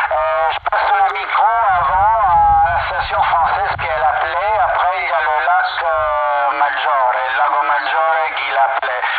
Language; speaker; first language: French; early bilingual, heritage; Italian